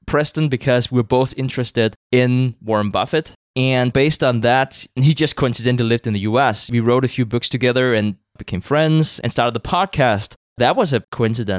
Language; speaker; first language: English; non-native, fluent; Danish